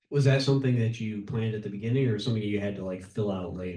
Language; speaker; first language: English; native; English